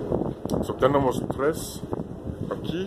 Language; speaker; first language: Spanish; non-native, learner; English